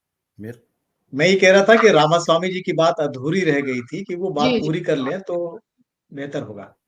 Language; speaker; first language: Hindi; native; Hindi